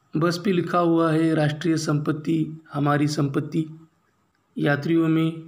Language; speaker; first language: Hindi; non-native, local second language; Marathi